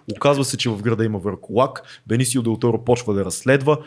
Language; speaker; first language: Bulgarian; native; Bulgarian